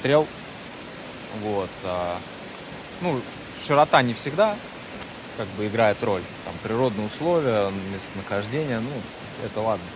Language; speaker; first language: Russian; native; Russian